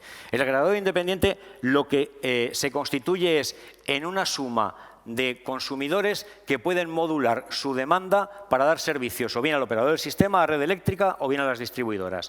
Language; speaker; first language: Spanish; native; Spanish